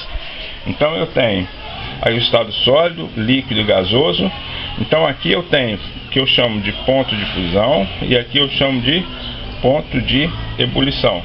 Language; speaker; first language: Portuguese; native; Portuguese